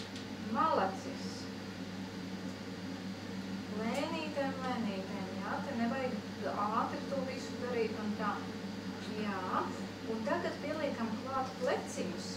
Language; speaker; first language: Latvian; native; Latvian